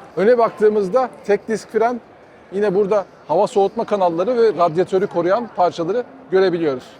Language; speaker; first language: Turkish; native; Turkish